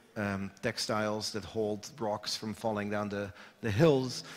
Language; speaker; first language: English; non-native, fluent; Dutch